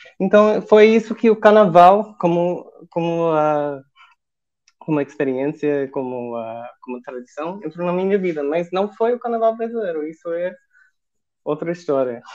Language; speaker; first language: Portuguese; non-native, fluent; English